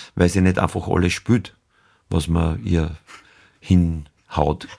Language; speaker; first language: German; native; German